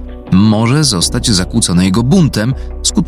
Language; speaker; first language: Polish; native; Polish